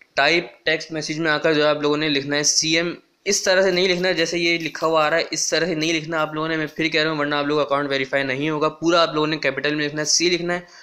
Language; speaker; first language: Urdu; non-native, local second language; Punjabi